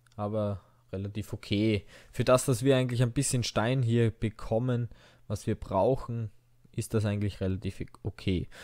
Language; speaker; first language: German; native; German